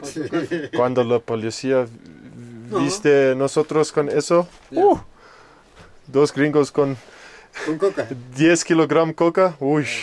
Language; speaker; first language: Spanish; non-native, learner; English